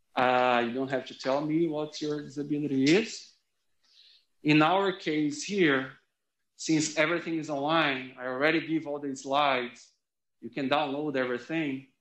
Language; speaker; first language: English; non-native, fluent; Portuguese